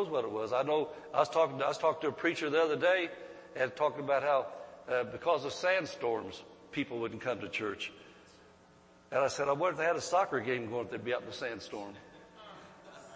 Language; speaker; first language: English; native; English